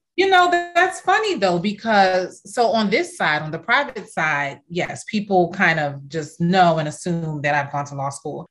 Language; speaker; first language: English; native; English